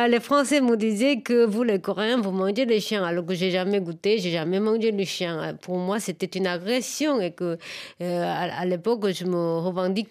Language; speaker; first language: French; non-native, fluent; Korean